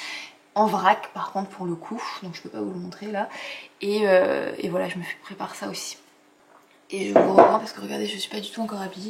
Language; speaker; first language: French; native; French